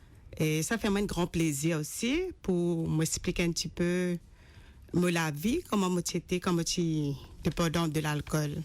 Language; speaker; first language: French; non-native, local second language; Morisyen